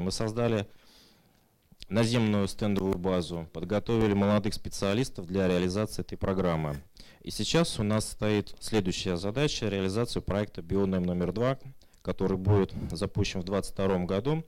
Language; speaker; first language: Russian; native; Russian